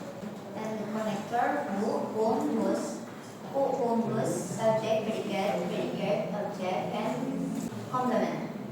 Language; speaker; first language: English; non-native, learner; Indonesian